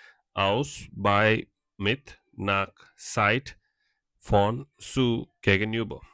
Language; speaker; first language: German; non-native, fluent; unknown